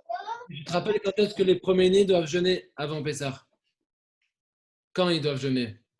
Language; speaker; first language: French; native; French